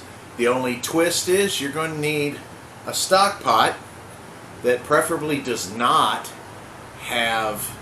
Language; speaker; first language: English; native; English